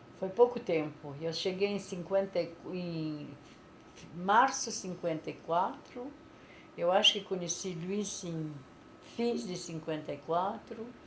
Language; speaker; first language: Portuguese; non-native, fluent; French